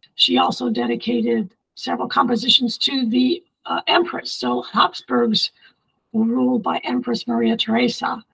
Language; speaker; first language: English; early bilingual, other home language; Italian